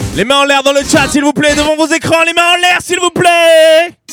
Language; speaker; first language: French; native; French